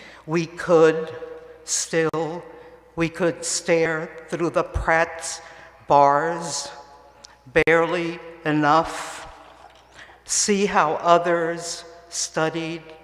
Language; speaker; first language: English; early bilingual, other home language; Spanish